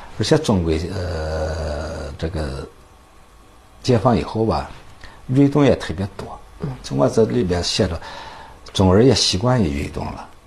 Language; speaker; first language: Chinese; native; Chinese